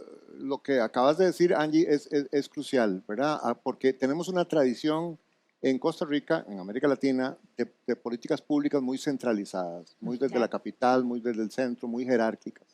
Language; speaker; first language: Spanish; native; Spanish